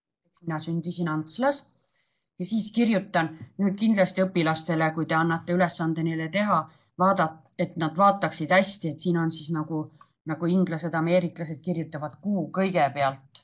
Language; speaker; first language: Estonian; native; Estonian